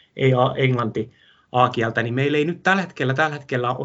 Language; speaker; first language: Finnish; non-native, local second language; English